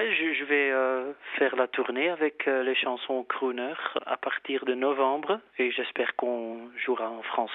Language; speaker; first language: French; non-native, fluent; Dutch